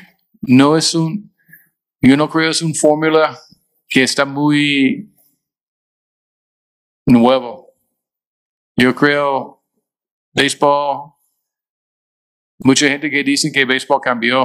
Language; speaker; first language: Spanish; non-native, fluent; English